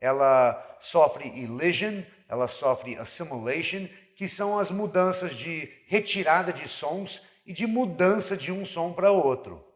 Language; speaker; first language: Portuguese; non-native, fluent; English